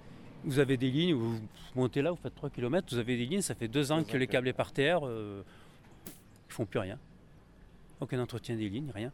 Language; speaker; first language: French; native; French